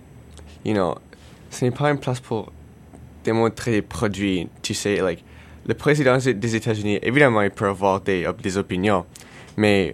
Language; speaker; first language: French; non-native, learner; English